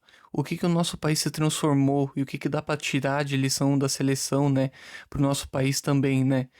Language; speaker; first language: Portuguese; native; Portuguese